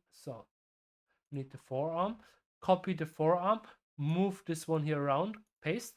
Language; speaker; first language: English; non-native, fluent; German